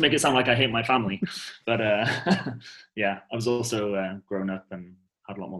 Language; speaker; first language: English; native; English